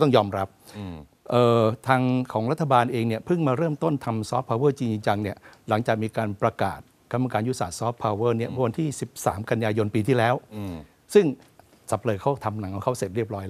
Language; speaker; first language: Thai; native; Thai